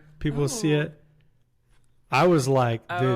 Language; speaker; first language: English; native; English